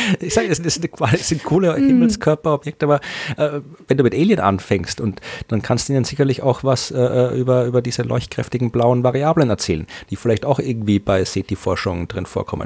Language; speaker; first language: German; native; German